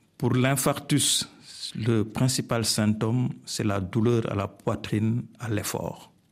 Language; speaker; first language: French; non-native, local second language; Wolof